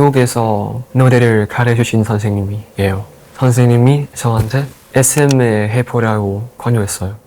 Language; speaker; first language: Korean; non-native, learner; Thai